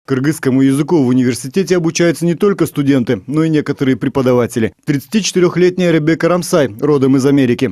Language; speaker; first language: Russian; native; Russian